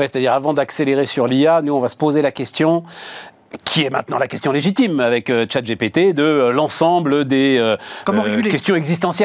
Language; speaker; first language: French; native; French